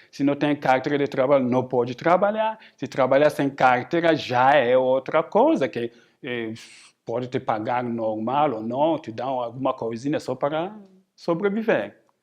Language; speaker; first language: Portuguese; non-native, fluent; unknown